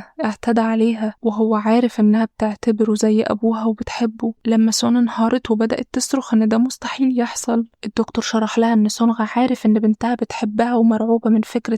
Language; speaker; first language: Arabic; native; Arabic